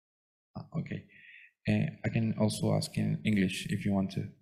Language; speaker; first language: English; non-native, local second language; Spanish